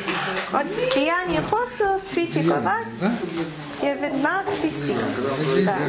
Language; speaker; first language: Russian; non-native, fluent; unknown